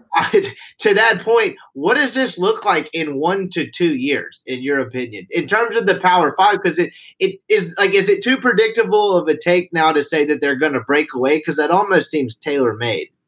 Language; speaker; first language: English; native; English